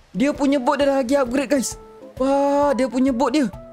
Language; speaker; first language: English; non-native, local second language; Malay